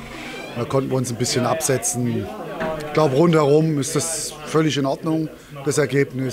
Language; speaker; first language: German; native; German